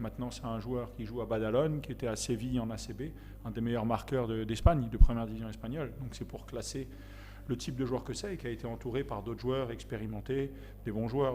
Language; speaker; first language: French; native; French